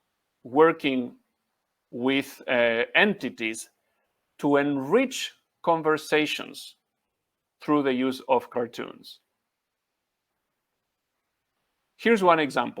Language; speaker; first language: English; non-native, fluent; Spanish